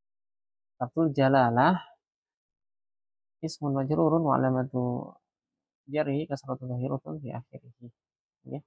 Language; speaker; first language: Arabic; non-native, fluent; Indonesian